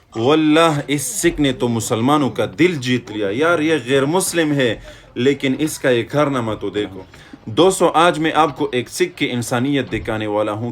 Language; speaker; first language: Urdu; non-native, local second language; Pashto